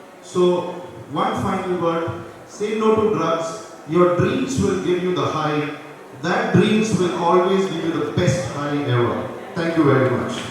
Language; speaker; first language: English; non-native, local second language; Malayalam